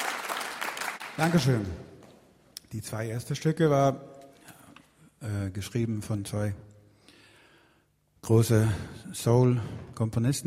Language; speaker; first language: German; non-native, learner; Swedish